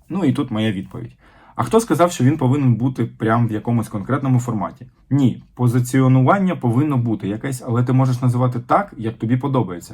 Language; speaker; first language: Ukrainian; non-native, local second language; Russian